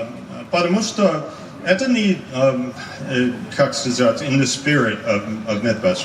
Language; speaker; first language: Russian; non-native, learner; English